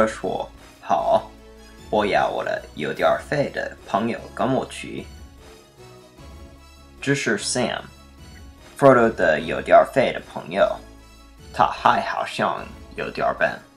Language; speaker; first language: Chinese; non-native, learner; English